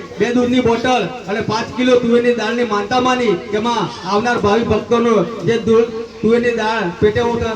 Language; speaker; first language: Gujarati; native; Gujarati